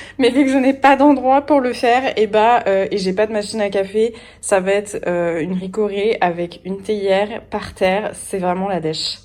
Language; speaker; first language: French; native; French